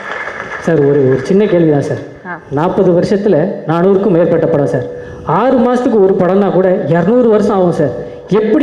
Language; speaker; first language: Tamil; native; Tamil